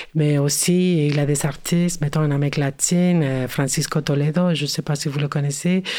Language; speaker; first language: French; non-native, fluent; Spanish